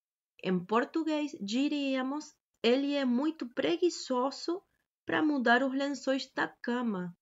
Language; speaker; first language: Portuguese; non-native, fluent; Spanish